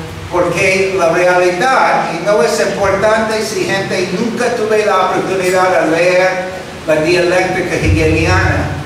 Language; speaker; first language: Spanish; non-native, fluent; English